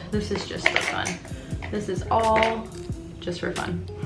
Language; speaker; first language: English; native; English